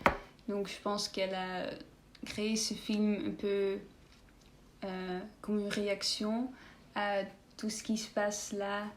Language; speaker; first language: French; non-native, learner; Dutch